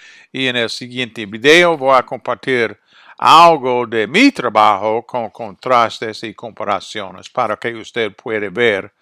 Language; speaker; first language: Spanish; non-native, fluent; English